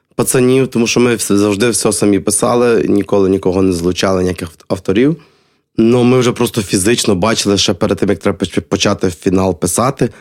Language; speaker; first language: Ukrainian; native; Ukrainian